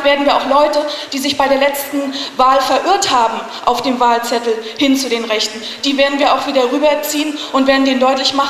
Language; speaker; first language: German; native; German